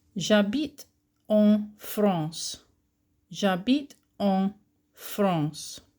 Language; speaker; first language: French; non-native, fluent; English